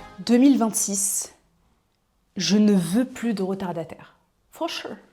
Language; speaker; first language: French; native; French